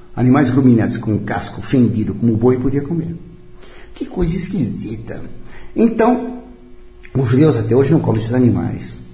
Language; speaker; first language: Portuguese; early bilingual, other home language; Italian